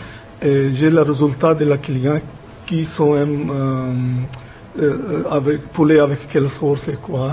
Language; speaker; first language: French; non-native, fluent; Punjabi